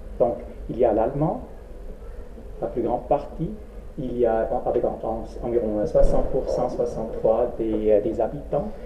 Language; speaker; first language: French; non-native, local second language; Swiss German